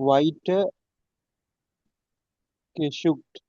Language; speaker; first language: German; non-native, learner; Tamil